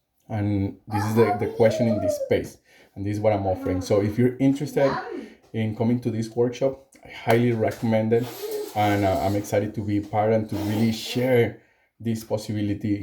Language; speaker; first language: English; non-native, fluent; Spanish